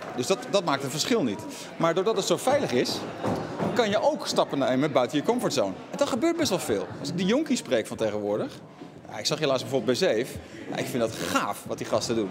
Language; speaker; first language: Dutch; native; Dutch